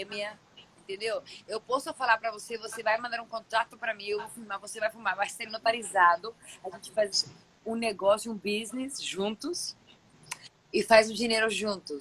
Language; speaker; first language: Portuguese; non-native, fluent; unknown